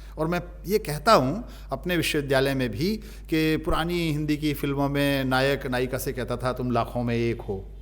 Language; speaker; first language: Hindi; native; Hindi